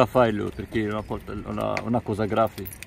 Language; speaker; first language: Italian; non-native, learner; Arabic